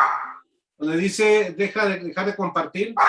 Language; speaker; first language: Spanish; native; Spanish